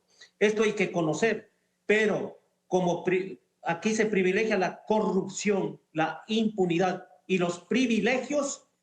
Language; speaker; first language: Spanish; native; Spanish